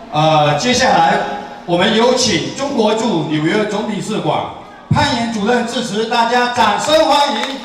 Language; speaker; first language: Chinese; native; Chinese